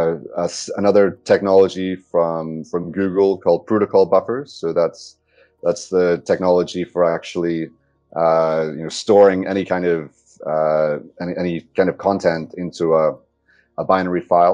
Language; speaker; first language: English; native; English